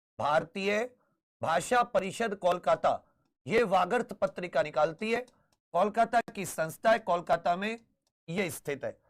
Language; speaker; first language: Hindi; native; Hindi